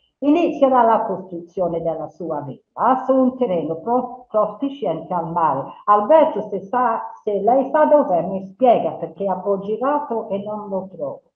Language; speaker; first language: Italian; non-native, fluent; English